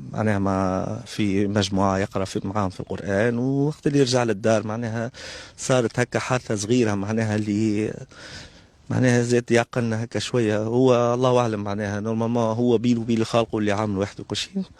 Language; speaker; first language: Arabic; native; Arabic